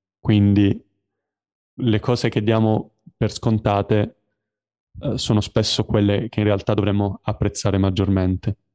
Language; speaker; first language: Italian; native; Italian